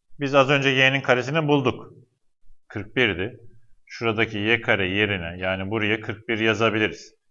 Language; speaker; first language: Turkish; native; Turkish